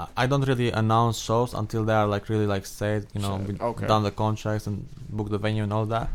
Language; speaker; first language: English; non-native, fluent; Albanian